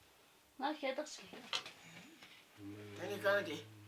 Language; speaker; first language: Chinese; non-native, local second language; Tibetan